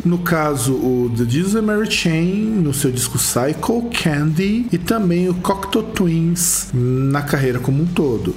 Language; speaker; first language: Portuguese; native; Portuguese